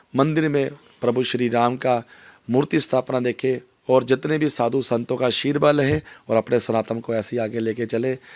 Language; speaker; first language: Hindi; non-native, local second language; Punjabi